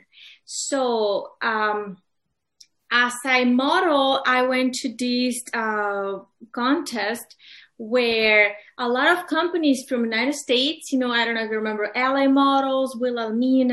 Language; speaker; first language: English; non-native, fluent; Spanish